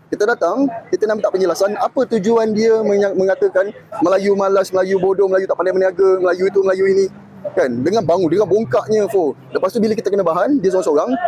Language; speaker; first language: Malay; native; Malay